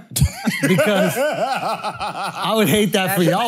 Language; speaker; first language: English; native; English